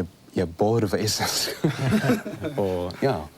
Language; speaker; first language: Icelandic; non-native, learner; English